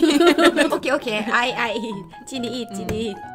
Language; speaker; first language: English; non-native, learner; Korean